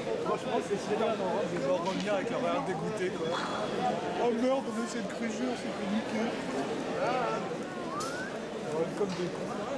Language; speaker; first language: French; native; French